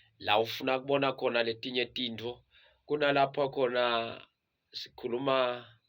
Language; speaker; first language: Zulu; non-native, local second language; Swati